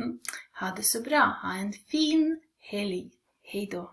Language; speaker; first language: Swedish; non-native, fluent; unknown